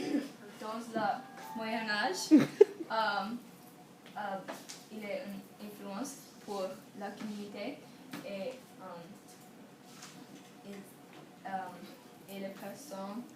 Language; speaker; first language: French; non-native, learner; English